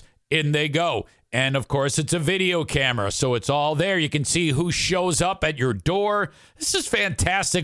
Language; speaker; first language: English; native; English